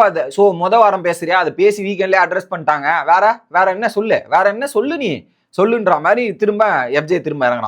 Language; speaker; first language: Tamil; native; Tamil